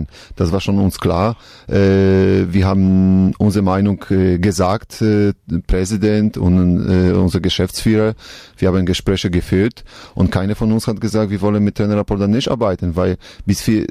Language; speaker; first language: German; non-native, learner; Polish